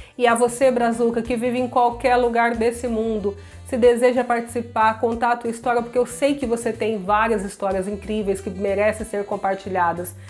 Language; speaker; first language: Portuguese; native; Portuguese